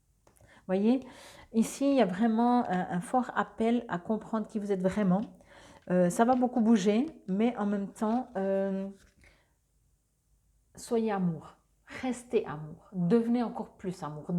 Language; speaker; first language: French; native; French